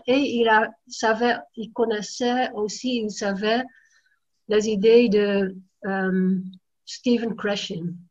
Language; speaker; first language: French; non-native, fluent; Dutch